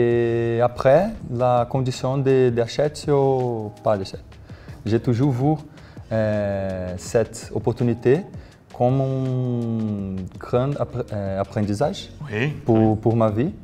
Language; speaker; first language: French; non-native, learner; Portuguese